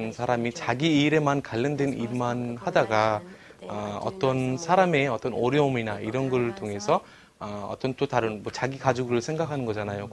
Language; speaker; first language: Korean; non-native, fluent; Bangla